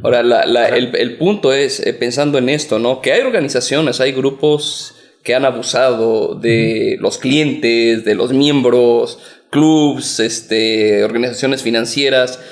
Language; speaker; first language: Spanish; native; Spanish